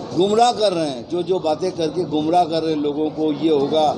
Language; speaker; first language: Hindi; non-native, local second language; Bangla